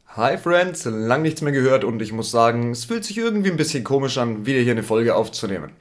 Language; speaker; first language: German; native; German